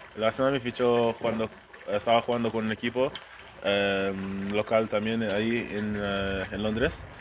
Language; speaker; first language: Spanish; non-native, fluent; English